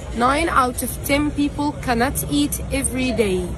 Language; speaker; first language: English; non-native, fluent; Arabic